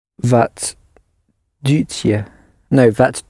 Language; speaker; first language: Dutch; non-native, learner; English